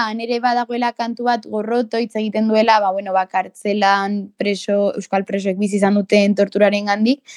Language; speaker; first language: Basque; native; Basque